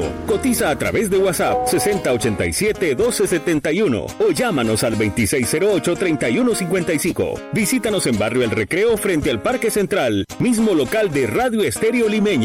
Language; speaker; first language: Spanish; native; Spanish